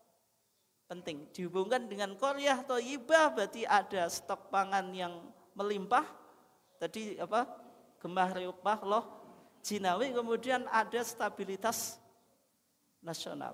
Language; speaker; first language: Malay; non-native, local second language; Javanese